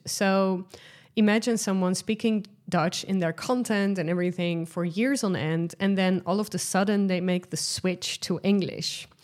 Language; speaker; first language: English; non-native, fluent; Dutch